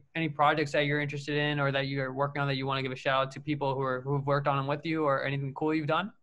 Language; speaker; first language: English; native; English